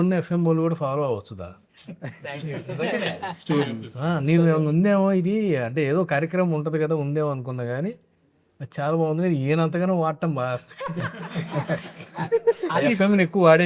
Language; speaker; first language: Telugu; native; Telugu